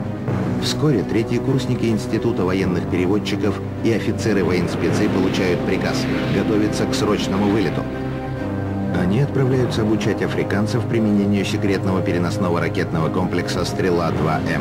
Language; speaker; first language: Russian; native; Russian